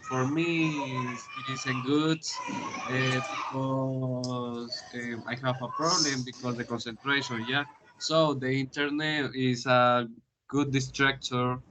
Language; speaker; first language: English; non-native, learner; Spanish